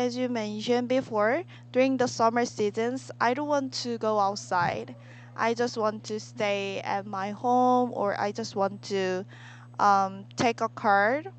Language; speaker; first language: English; non-native, learner; Korean